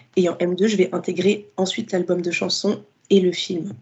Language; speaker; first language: French; native; French